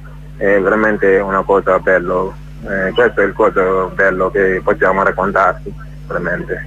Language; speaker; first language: Italian; non-native, fluent; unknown